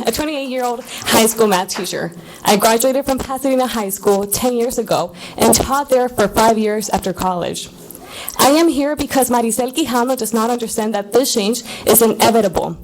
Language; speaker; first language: English; early bilingual, other home language; Spanish